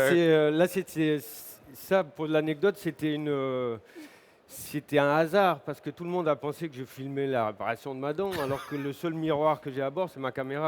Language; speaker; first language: French; native; French